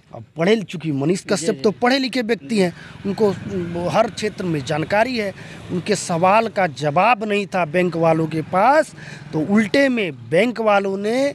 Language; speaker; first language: Hindi; native; Hindi